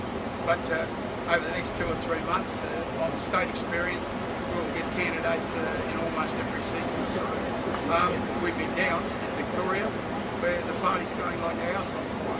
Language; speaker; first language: English; native; English